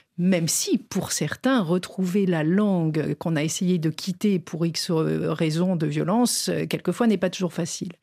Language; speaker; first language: French; native; French